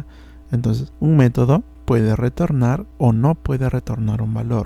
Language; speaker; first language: Spanish; native; Spanish